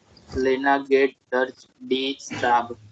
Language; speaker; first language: German; non-native, learner; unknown